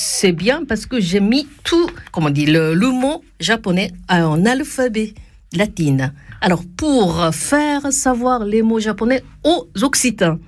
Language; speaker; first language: French; non-native, fluent; Japanese